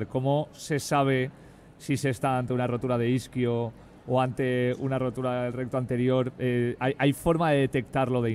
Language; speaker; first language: Spanish; native; Spanish